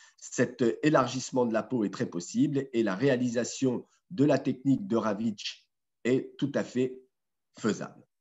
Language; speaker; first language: French; native; French